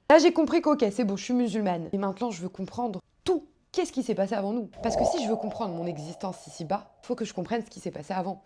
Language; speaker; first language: French; native; French